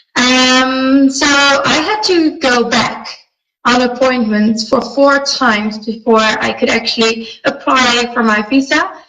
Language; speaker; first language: English; non-native, fluent; Dutch